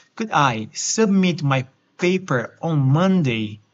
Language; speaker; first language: English; non-native, fluent; Portuguese